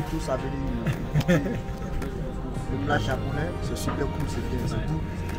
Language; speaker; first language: French; native; French